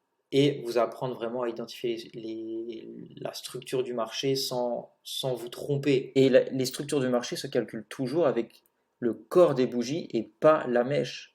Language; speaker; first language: French; native; French